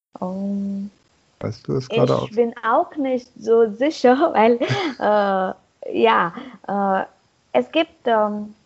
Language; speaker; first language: German; non-native, learner; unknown